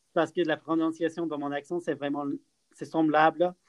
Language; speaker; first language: French; non-native, fluent; English